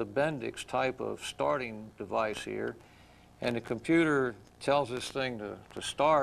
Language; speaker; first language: English; native; English